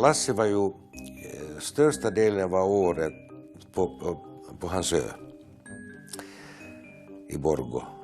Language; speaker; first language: Swedish; non-native, local second language; Finnish